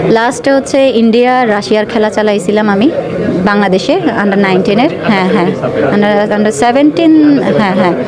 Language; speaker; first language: Bangla; native; Bangla